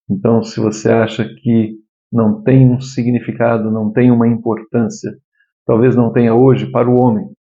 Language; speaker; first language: Portuguese; native; Portuguese